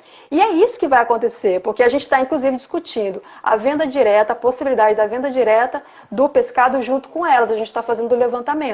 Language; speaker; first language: Portuguese; native; Portuguese